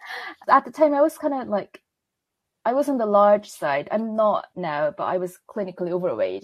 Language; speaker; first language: English; non-native, fluent; Korean